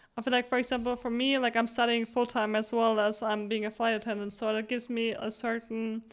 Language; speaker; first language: English; non-native, fluent; German